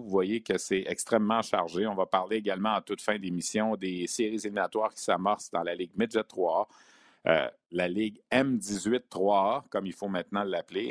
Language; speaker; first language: French; native; French